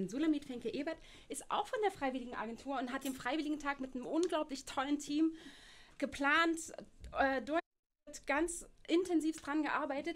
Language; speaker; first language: German; native; German